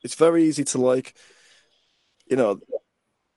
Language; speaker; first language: English; native; English